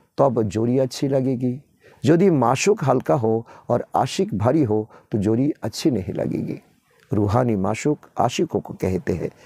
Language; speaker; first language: Hindi; non-native, local second language; Bangla